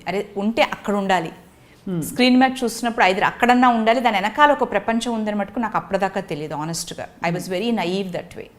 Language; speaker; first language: Telugu; native; Telugu